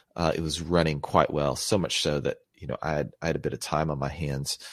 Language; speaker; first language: English; native; English